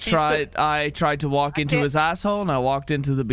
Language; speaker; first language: English; native; English